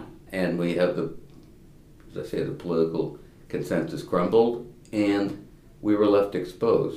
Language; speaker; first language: English; native; English